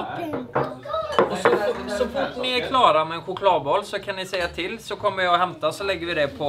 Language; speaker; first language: Swedish; native; Swedish